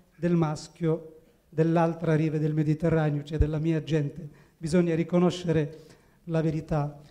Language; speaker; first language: Italian; non-native, fluent; Arabic